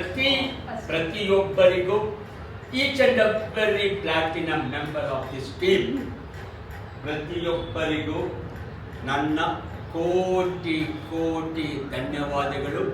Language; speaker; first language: Kannada; non-native, learner; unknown